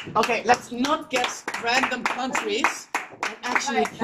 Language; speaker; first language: English; non-native, learner; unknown